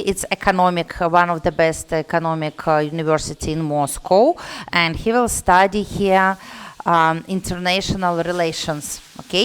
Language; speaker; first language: English; non-native, learner; Russian